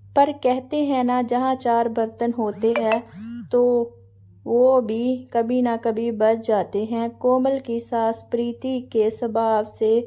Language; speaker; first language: Hindi; non-native, local second language; Punjabi